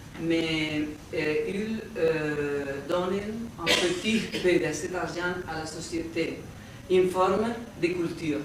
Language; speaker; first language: French; non-native, learner; Spanish